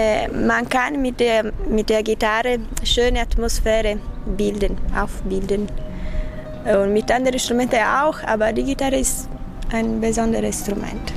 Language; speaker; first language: German; non-native, fluent; Italian